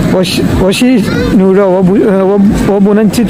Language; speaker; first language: Chinese; non-native, learner; Malayalam